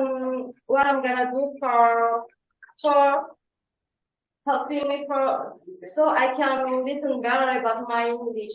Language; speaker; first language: English; non-native, learner; Malagasy